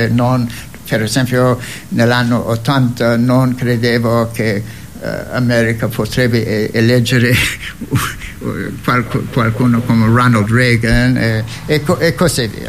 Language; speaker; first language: Italian; non-native, fluent; English